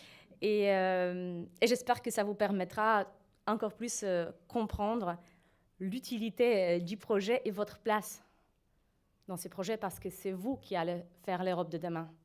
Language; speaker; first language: French; non-native, fluent; Polish